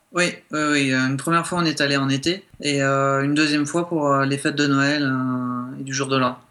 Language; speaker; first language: French; native; French